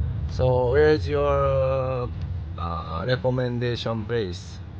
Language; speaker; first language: English; non-native, learner; Japanese